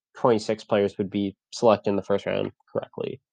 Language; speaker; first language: English; native; English